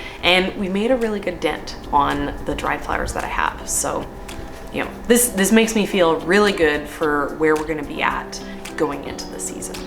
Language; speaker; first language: English; native; English